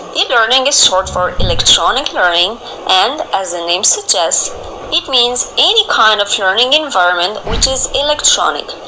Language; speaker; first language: English; non-native, fluent; Albanian